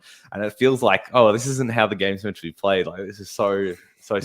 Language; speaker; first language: English; native; English